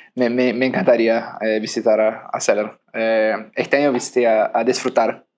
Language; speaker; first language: Spanish; non-native, fluent; Portuguese